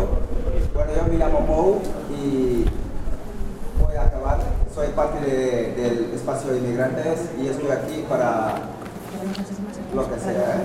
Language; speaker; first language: Spanish; non-native, fluent; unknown